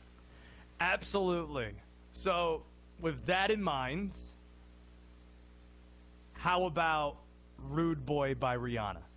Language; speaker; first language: English; native; English